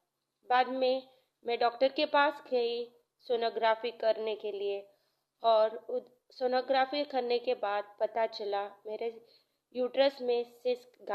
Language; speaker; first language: Hindi; non-native, local second language; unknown